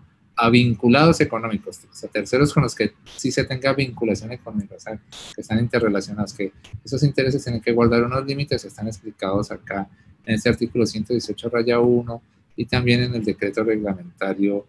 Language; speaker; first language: Spanish; native; Spanish